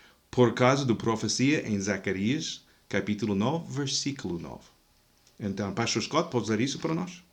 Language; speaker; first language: Portuguese; non-native, fluent; English